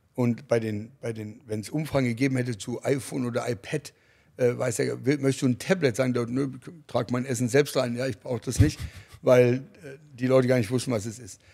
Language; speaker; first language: German; early bilingual, other home language; English